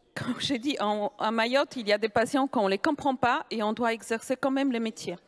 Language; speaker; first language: French; non-native, fluent; Polish